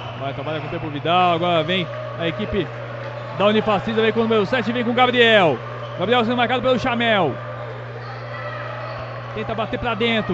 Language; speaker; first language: Portuguese; native; Portuguese